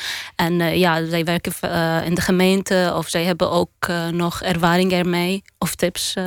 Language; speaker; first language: Dutch; non-native, learner; Arabic